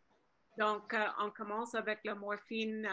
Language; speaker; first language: French; non-native, fluent; English